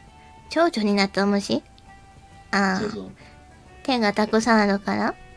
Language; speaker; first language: Japanese; native; Japanese